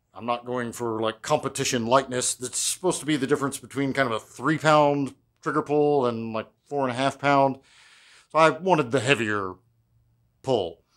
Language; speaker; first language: English; native; English